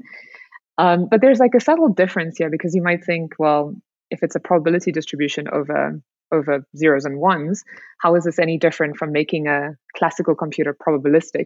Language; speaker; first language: English; native; English